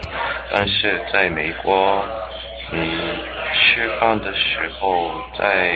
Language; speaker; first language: Chinese; non-native, learner; English